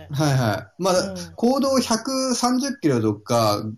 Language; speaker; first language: Japanese; native; Japanese